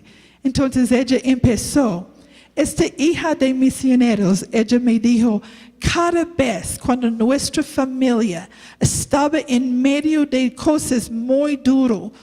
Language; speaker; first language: Spanish; non-native, learner; English